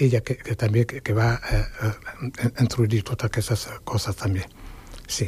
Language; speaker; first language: Catalan; non-native, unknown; Wolof